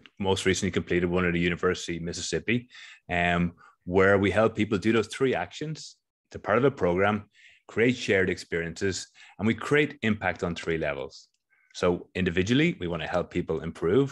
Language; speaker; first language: English; native; English